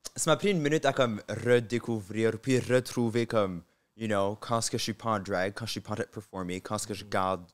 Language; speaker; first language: French; native; French